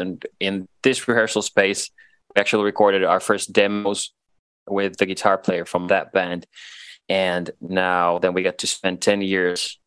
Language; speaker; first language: English; non-native, fluent; Swedish